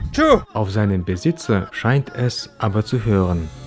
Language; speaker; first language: German; native; German